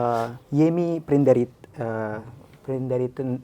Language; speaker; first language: Albanian; non-native, learner; Indonesian